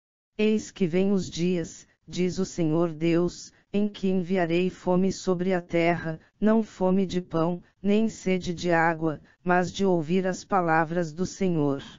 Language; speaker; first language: Portuguese; native; Portuguese